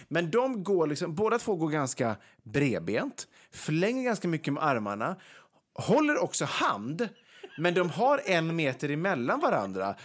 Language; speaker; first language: Swedish; native; Swedish